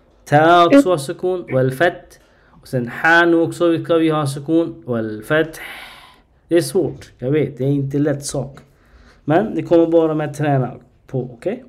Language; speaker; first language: Swedish; non-native, learner; Arabic